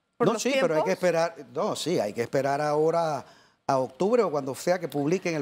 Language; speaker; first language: Spanish; native; Spanish